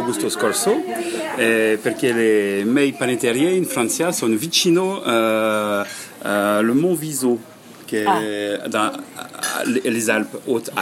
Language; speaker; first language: Italian; non-native, learner; French